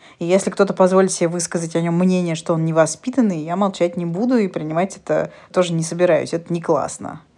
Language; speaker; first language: Russian; native; Russian